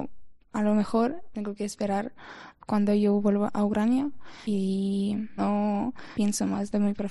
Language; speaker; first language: Spanish; non-native, learner; Ukrainian